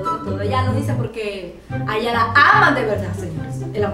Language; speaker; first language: Spanish; native; Spanish